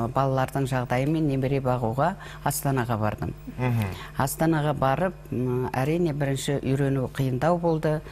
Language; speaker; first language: Russian; non-native, local second language; Kazakh